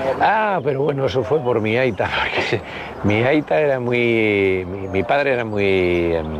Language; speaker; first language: Spanish; native; Spanish